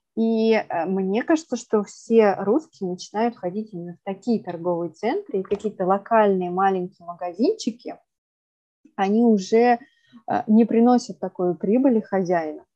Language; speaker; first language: Russian; native; Russian